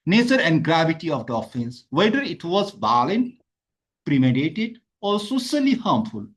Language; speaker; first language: English; non-native, local second language; Nepali